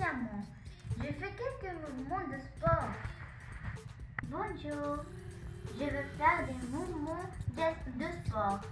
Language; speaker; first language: French; non-native, learner; Arabic